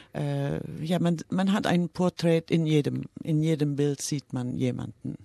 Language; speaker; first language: German; early bilingual, heritage; German